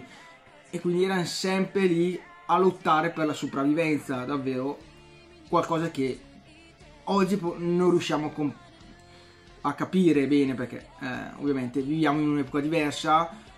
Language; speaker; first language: Italian; native; Italian